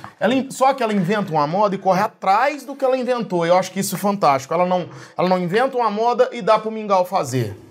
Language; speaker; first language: Portuguese; native; Portuguese